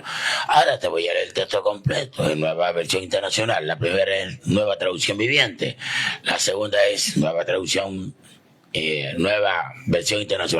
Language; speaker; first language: Spanish; native; Spanish